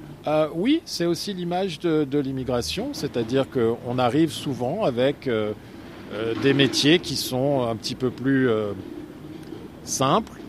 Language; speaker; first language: French; native; French